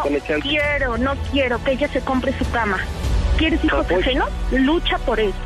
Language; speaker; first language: Spanish; native; Spanish